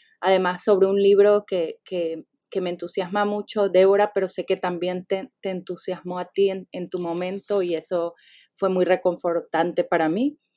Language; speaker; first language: Spanish; native; Spanish